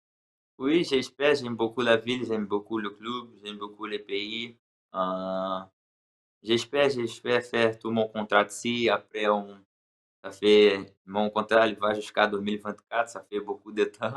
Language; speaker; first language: French; non-native, learner; Portuguese